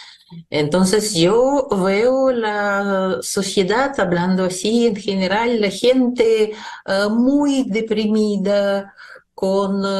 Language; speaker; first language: Spanish; non-native, fluent; Russian